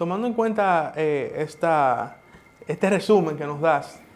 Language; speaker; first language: Spanish; native; Spanish